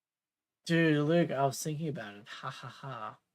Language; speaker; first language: English; native; English